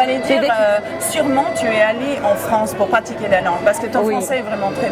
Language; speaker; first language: French; native; French